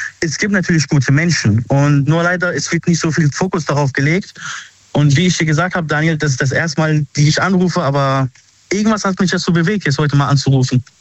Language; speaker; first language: German; early bilingual, other home language; Arabic